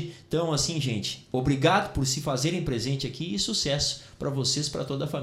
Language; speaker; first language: Portuguese; native; Portuguese